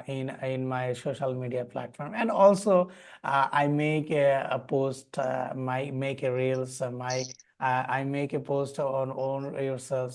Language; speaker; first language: English; non-native, learner; Bangla